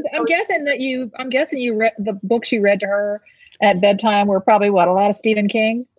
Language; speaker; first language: English; native; English